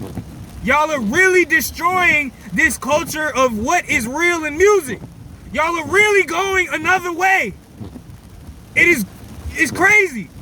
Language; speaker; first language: English; native; English